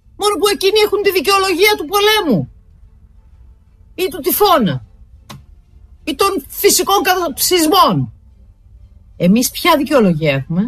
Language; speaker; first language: Greek; native; Greek